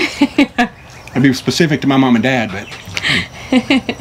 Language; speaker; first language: English; native; English